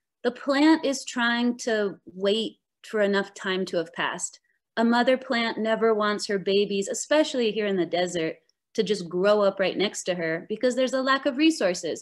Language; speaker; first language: English; native; English